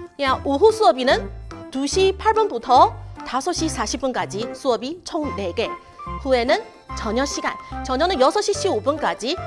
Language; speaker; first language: Korean; non-native, learner; Chinese